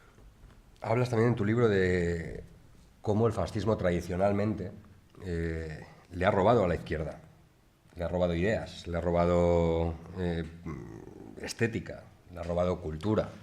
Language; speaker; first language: Spanish; non-native, local second language; Catalan